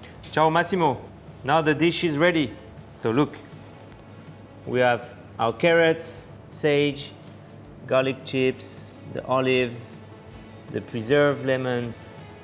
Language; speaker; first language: English; non-native, fluent; French